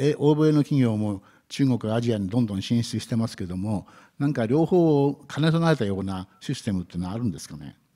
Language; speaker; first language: Japanese; native; Japanese